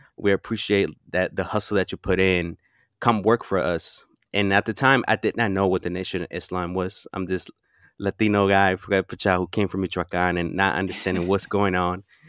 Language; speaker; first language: English; early bilingual, other home language; Spanish